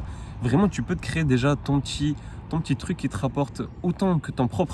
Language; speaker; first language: French; native; French